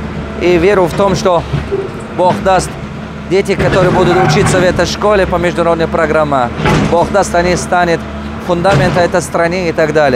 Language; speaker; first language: Russian; non-native, local second language; Tajik